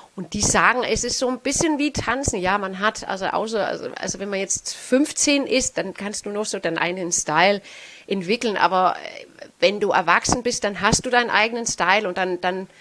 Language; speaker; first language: German; non-native, fluent; Danish